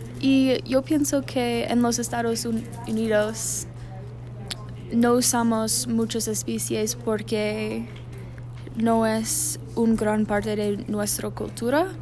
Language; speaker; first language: Spanish; non-native, learner; English